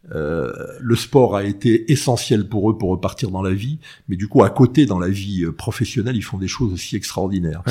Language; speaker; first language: French; native; French